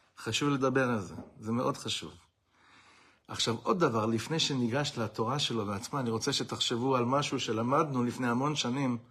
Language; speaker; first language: Hebrew; non-native, fluent; English